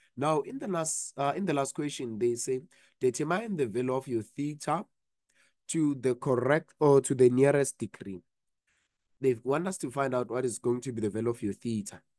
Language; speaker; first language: English; non-native, local second language; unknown